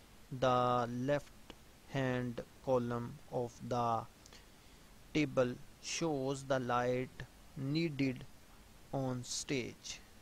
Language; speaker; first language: English; non-native, local second language; Urdu